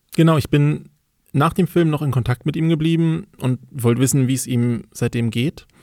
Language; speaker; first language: German; native; German